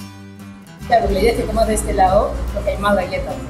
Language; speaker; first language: Spanish; native; Spanish